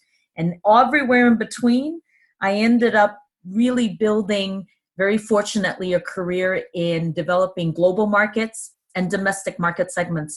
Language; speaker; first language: English; native; English